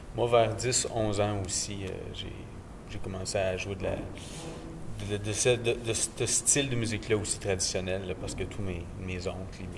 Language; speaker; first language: French; native; French